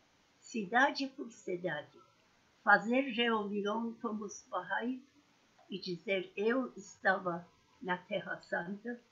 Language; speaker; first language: Portuguese; non-native, learner; Persian